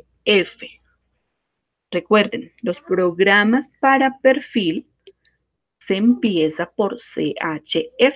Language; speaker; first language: Spanish; native; Spanish